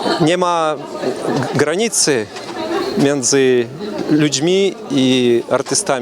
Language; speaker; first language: Polish; non-native, learner; Russian